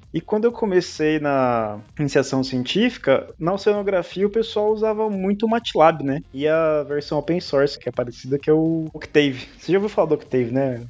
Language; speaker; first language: Portuguese; native; Portuguese